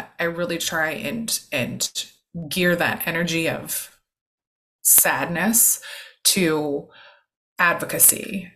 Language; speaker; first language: English; native; English